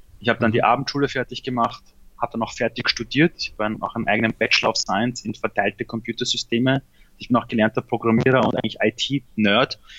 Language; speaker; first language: German; early bilingual, other home language; Persian